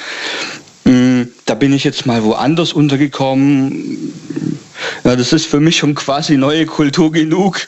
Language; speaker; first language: German; native; German